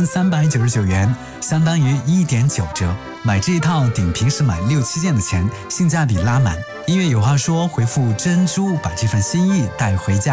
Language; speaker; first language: Chinese; native; Chinese